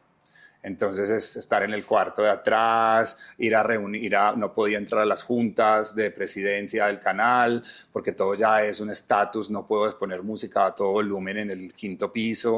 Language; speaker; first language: Spanish; native; Spanish